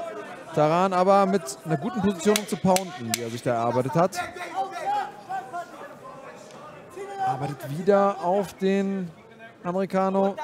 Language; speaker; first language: German; native; German